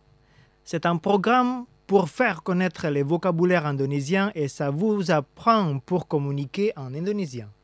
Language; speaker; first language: French; non-native, fluent; Indonesian